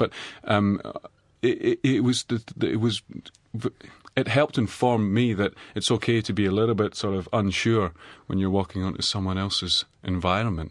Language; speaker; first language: English; native; English